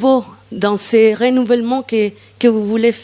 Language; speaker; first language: French; non-native, fluent; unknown